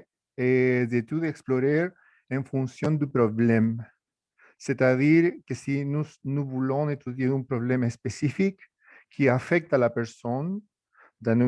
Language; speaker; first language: French; non-native, fluent; Spanish